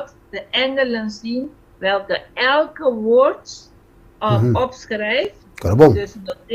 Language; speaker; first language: Dutch; non-native, fluent; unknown